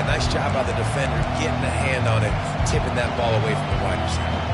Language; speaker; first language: English; native; English